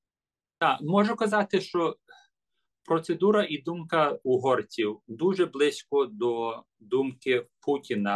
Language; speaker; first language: Ukrainian; early bilingual, heritage; English